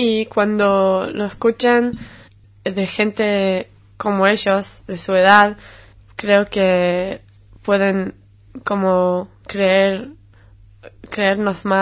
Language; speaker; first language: Spanish; non-native, fluent; Hebrew